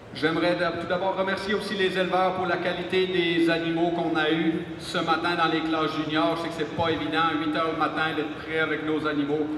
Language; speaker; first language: French; native; French